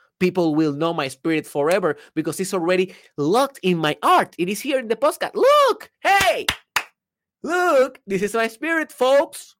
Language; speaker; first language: English; non-native, fluent; Spanish